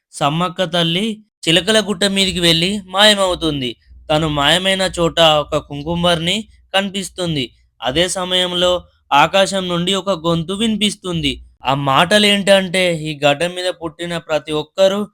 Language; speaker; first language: Telugu; native; Telugu